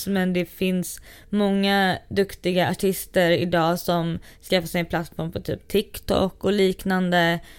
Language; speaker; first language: Swedish; native; Swedish